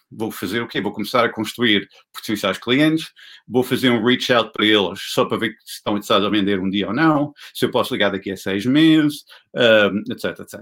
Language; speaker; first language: Portuguese; non-native, fluent; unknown